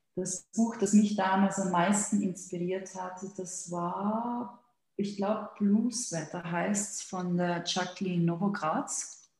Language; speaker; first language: German; native; German